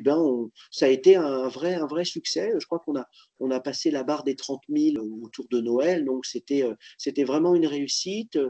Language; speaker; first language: French; native; French